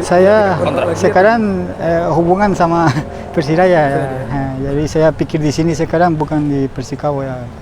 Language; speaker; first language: Indonesian; non-native, fluent; Spanish